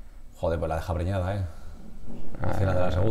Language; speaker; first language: Spanish; native; Spanish